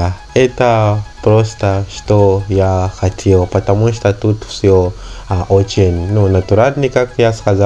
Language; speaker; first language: Russian; non-native, learner; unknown